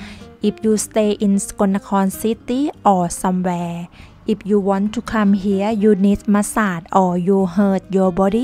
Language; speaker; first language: English; non-native, learner; Thai